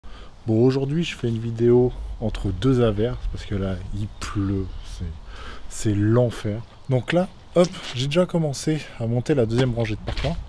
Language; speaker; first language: French; native; French